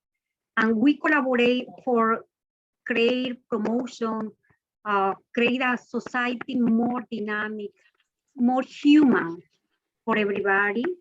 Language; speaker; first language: English; non-native, learner; Spanish